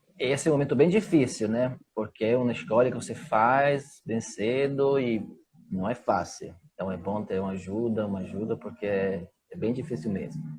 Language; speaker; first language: Portuguese; non-native, fluent; Italian